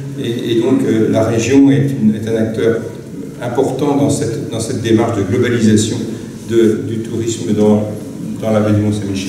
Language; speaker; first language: French; native; French